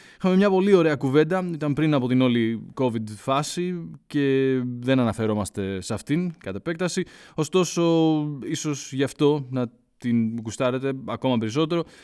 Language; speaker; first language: Greek; early bilingual, heritage; Greek